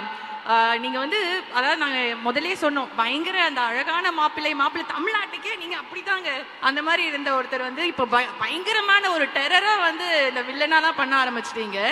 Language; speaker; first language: Tamil; native; Tamil